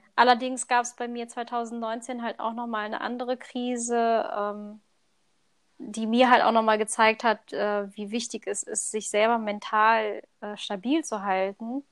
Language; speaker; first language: German; early bilingual, other home language; Thai